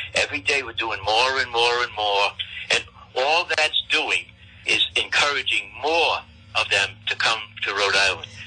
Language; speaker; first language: English; native; English